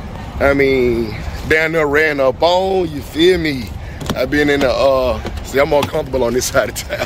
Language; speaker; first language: English; native; English